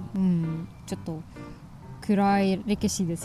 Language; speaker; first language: Japanese; non-native, learner; German